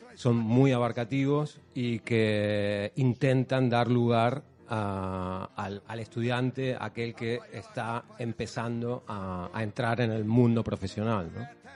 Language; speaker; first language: Spanish; native; Spanish